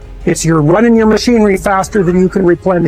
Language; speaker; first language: English; native; English